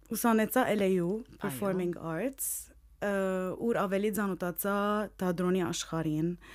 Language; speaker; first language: Armenian; early bilingual, heritage; Armenian